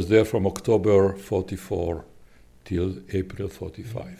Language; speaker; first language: English; non-native, fluent; Slovak